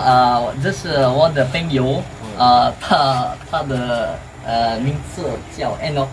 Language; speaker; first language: Chinese; non-native, learner; Malay